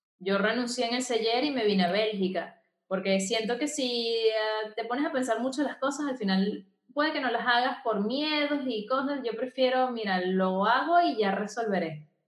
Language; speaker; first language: Spanish; native; Spanish